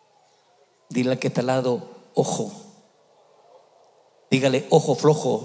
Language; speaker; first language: Spanish; native; Spanish